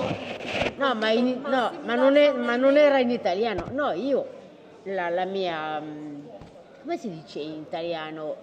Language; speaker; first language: Italian; non-native, fluent; French